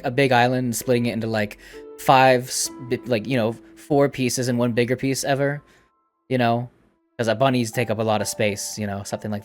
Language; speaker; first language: English; native; English